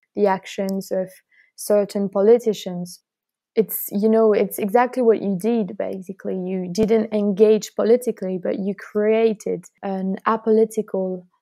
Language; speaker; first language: English; non-native, fluent; French